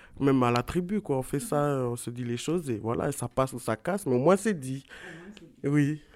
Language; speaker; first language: French; native; French